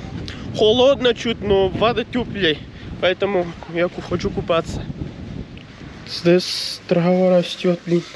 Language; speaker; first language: Russian; non-native, local second language; Kyrgyz